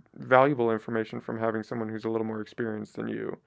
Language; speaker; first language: English; early bilingual, other home language; Spanish